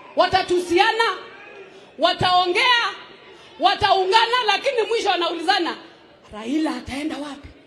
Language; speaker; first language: Swahili; non-native, local second language; Luo (Kenya and Tanzania)